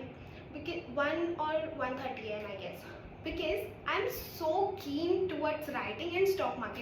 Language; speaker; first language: English; non-native, local second language; Hindi